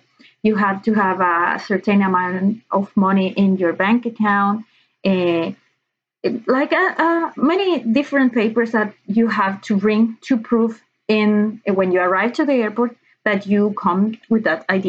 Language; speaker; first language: English; non-native, learner; Spanish